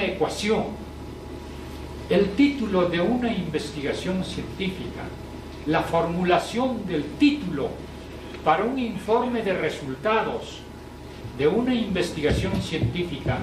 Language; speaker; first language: Spanish; native; Spanish